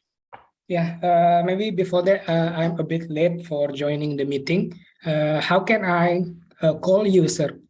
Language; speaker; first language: English; non-native, learner; Indonesian